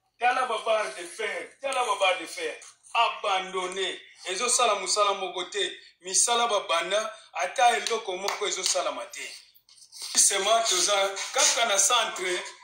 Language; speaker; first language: Lingala; non-native, local second language; Kongo